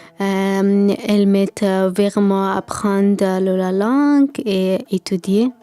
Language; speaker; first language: French; non-native, learner; Persian